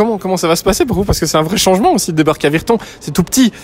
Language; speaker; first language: French; native; French